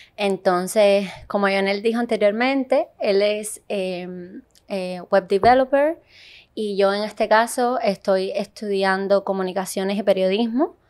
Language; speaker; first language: Spanish; native; Spanish